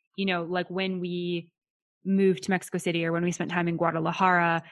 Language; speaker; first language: English; native; English